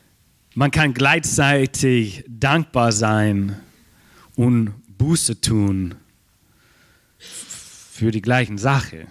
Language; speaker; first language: German; non-native, fluent; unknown